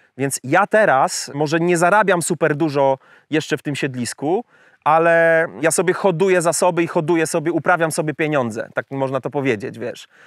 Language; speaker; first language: Polish; native; Polish